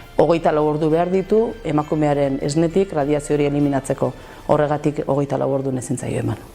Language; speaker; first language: Basque; native; Basque